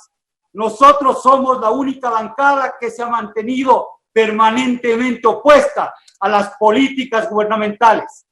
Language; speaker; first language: Spanish; native; Spanish